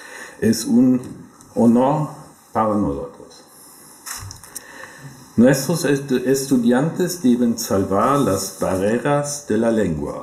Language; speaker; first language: Spanish; non-native, learner; German